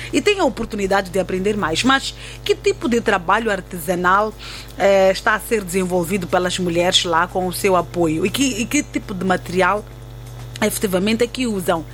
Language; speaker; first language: Portuguese; native; Portuguese